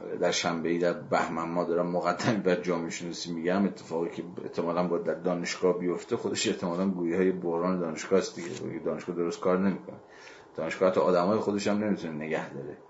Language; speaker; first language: Persian; native; Persian